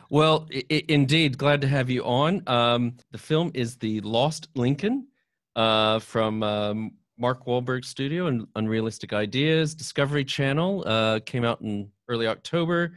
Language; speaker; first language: English; native; English